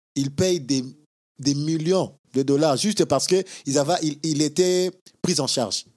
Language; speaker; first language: French; non-native, local second language; Lingala